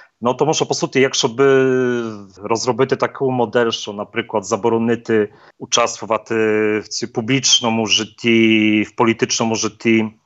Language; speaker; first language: Polish; non-native, learner; Ukrainian